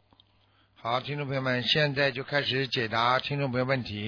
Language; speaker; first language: Chinese; native; Chinese